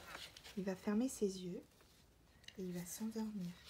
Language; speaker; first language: French; native; French